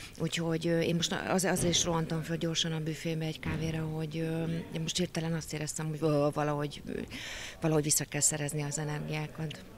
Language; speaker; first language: Hungarian; native; Hungarian